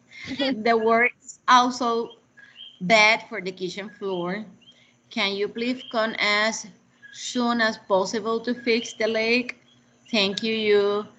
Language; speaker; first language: English; non-native, learner; Spanish